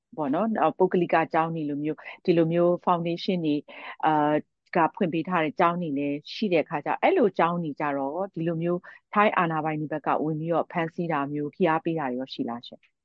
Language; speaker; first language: Burmese; native; Burmese